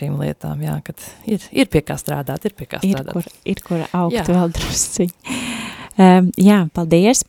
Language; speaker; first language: Latvian; native; Latvian